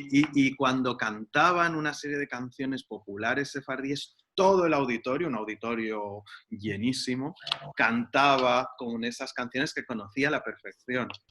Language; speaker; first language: Spanish; native; Spanish